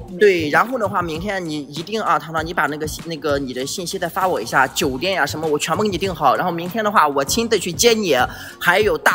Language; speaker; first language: Chinese; native; Chinese